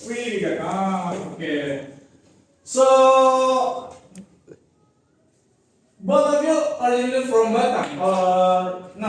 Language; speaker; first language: English; non-native, learner; Indonesian